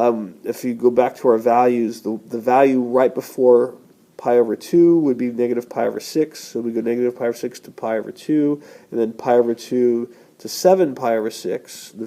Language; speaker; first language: English; native; English